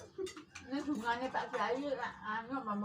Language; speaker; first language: Indonesian; non-native, local second language; Javanese